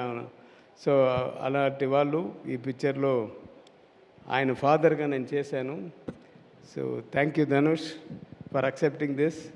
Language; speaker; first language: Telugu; non-native, learner; Tamil